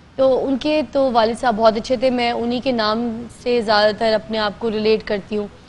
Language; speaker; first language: Urdu; native; Urdu